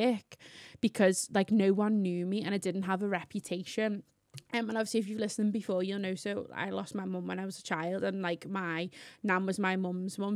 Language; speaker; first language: English; native; English